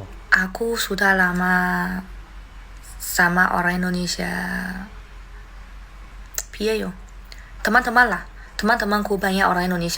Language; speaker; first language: Indonesian; non-native, learner; Chinese